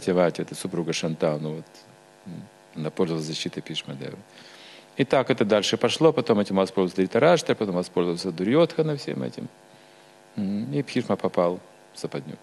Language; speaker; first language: Russian; native; Russian